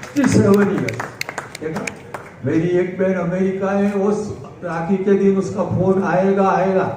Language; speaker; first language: Hindi; non-native, local second language; Gujarati